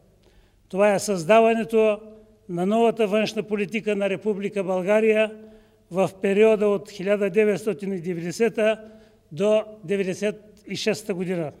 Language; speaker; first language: Bulgarian; native; Bulgarian